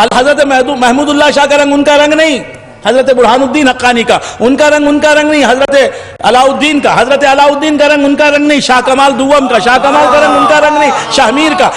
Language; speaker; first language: Urdu; native; Urdu